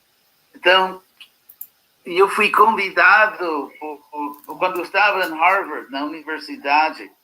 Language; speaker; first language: Portuguese; non-native, fluent; English